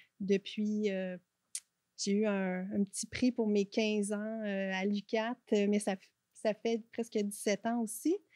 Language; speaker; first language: French; native; French